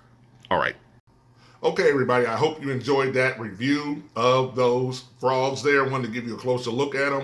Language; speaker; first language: English; native; English